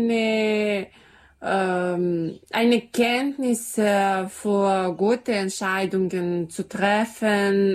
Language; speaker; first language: German; non-native, learner; Serbian